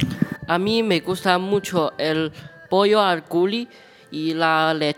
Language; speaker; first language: Spanish; non-native, learner; Chinese